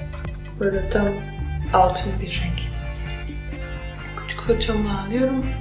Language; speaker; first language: Turkish; non-native, fluent; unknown